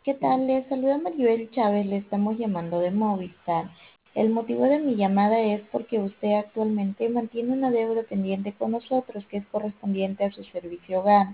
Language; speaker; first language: Spanish; native; Spanish